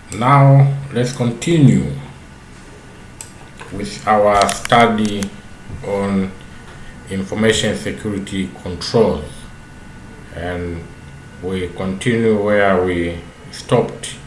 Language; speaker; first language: English; non-native, local second language; Swahili